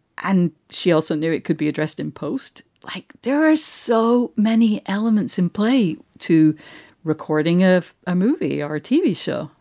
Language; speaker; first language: English; native; English